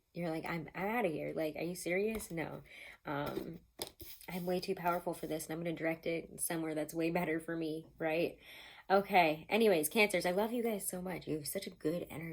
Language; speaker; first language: English; native; English